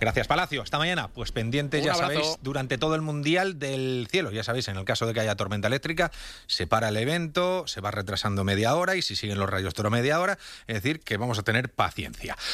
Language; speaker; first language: Spanish; native; Spanish